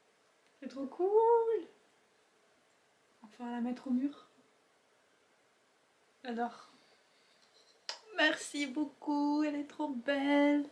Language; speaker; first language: French; native; French